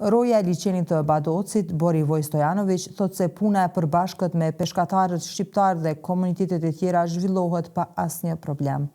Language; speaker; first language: Albanian; native; Albanian